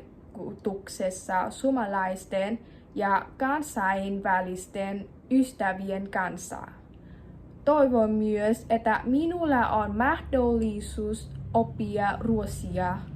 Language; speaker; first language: Finnish; non-native, learner; Vietnamese